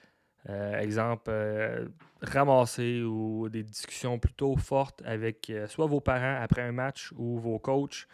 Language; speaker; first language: French; native; French